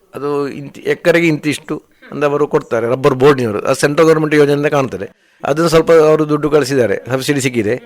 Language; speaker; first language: Kannada; native; Kannada